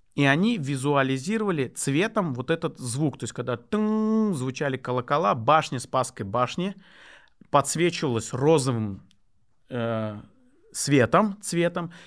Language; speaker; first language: Russian; non-native, local second language; Lezghian